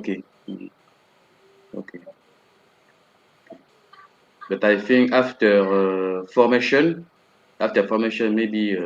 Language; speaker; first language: English; non-native, learner; French